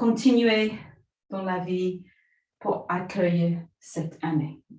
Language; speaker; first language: French; non-native, fluent; English